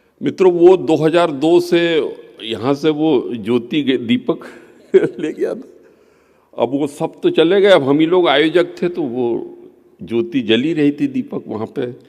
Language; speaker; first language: Hindi; non-native, local second language; Gondi